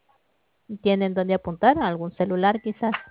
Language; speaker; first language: Spanish; native; Spanish